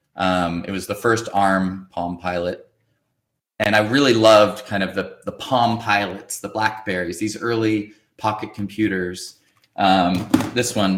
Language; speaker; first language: English; native; English